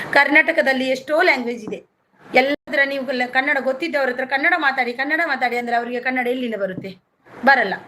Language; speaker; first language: Kannada; non-native, local second language; Tulu